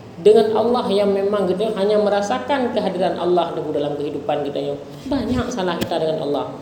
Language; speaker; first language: Indonesian; non-native, local second language; Achinese